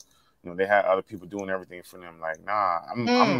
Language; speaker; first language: English; native; English